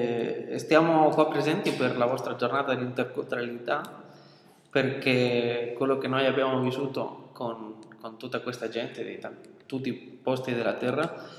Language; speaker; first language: Italian; non-native, fluent; Spanish